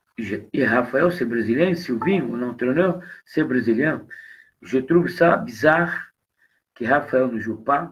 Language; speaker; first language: French; non-native, fluent; Portuguese